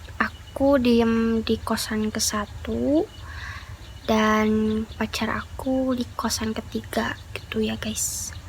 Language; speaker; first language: Indonesian; non-native, local second language; Sundanese